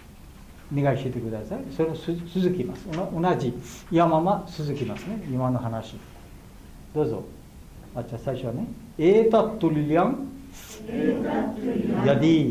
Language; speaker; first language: Japanese; non-native, learner; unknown